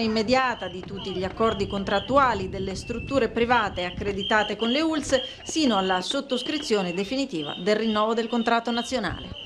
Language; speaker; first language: Italian; native; Italian